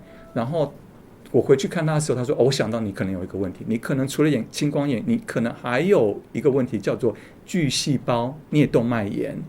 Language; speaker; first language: Chinese; native; Chinese